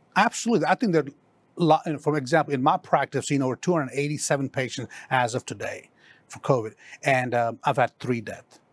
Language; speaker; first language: English; non-native, local second language; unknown